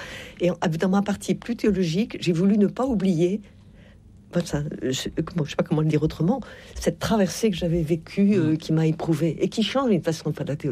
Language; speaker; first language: French; native; French